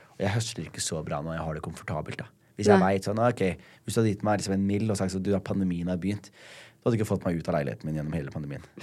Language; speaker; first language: Norwegian; early bilingual, other home language; Somali